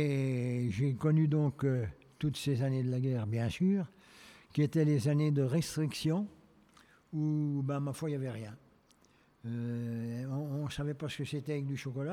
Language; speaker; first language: French; native; French